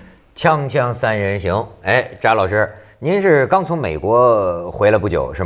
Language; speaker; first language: Chinese; native; Chinese